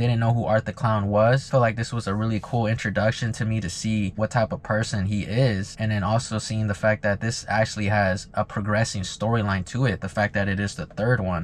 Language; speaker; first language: English; native; English